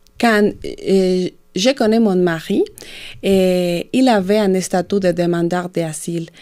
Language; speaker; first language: French; non-native, fluent; Spanish